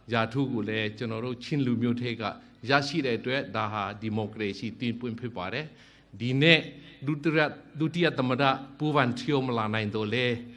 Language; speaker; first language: Burmese; non-native, local second language; Hakha Chin